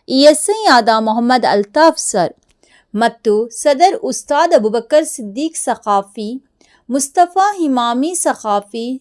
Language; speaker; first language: Kannada; native; Kannada